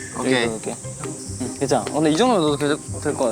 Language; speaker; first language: Korean; native; Korean